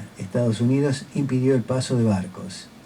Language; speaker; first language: Spanish; native; Spanish